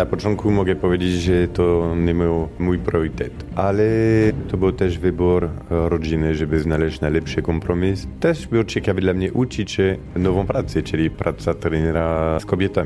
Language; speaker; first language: Polish; non-native, fluent; Italian